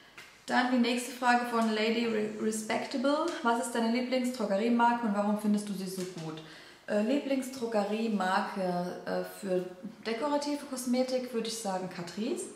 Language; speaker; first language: German; native; German